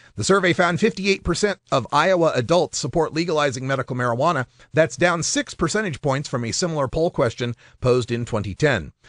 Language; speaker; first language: English; native; English